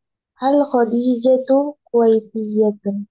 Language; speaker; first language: Arabic; non-native, learner; Indonesian